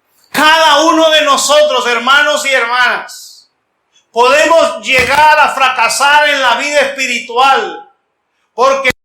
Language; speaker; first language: Spanish; native; Spanish